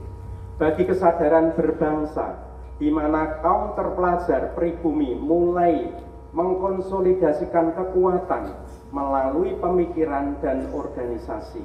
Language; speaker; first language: Indonesian; native; Indonesian